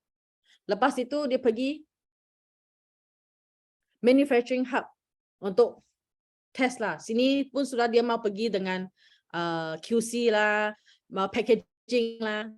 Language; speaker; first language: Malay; non-native, local second language; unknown